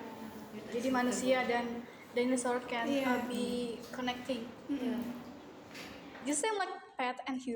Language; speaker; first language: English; non-native, learner; Indonesian